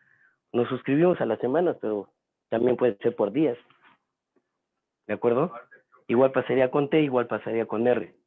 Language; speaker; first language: Spanish; native; Spanish